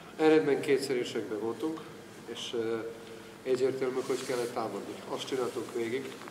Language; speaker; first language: Hungarian; non-native, fluent; Serbian